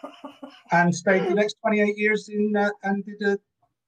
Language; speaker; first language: English; native; English